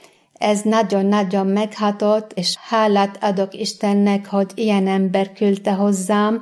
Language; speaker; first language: Hungarian; non-native, fluent; Arabic